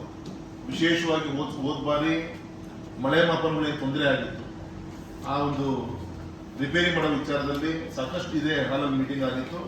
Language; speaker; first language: Kannada; native; Kannada